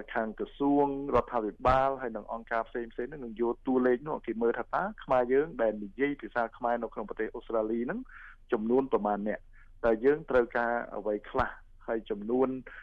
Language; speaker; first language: Khmer; native; Khmer